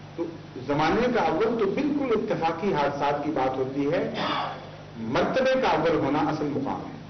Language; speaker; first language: Urdu; native; Urdu